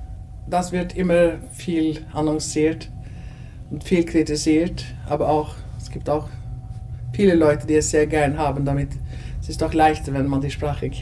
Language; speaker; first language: German; non-native, fluent; Norwegian